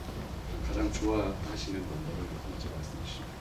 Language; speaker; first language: Korean; native; Korean